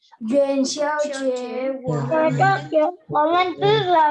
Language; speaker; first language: Chinese; non-native, learner; Spanish